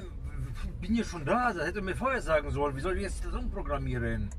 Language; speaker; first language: German; native; German